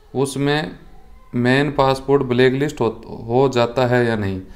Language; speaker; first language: Hindi; native; Hindi